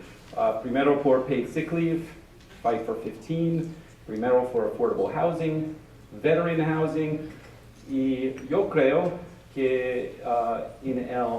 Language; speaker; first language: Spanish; non-native, learner; English